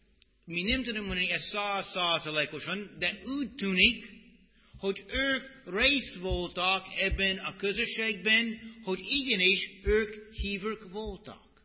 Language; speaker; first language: Hungarian; non-native, fluent; English